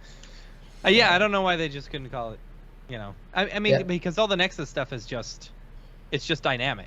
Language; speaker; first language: English; native; English